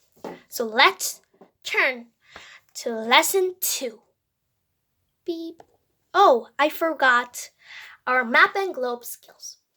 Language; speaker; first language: English; non-native, fluent; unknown